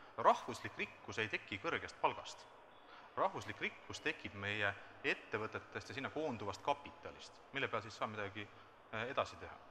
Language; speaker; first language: Estonian; native; Estonian